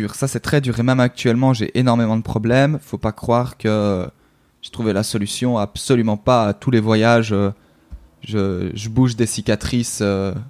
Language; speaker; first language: French; native; French